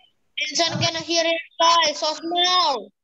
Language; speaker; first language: English; non-native, learner; Indonesian